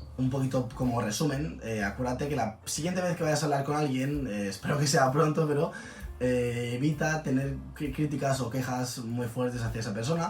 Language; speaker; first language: Spanish; native; Spanish